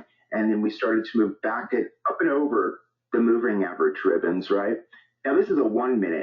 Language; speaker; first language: English; native; English